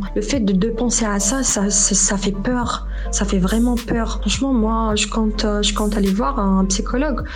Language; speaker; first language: French; non-native, local second language; Arabic